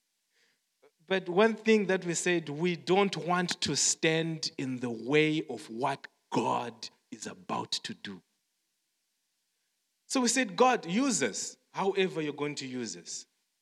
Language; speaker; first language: English; non-native, local second language; Shona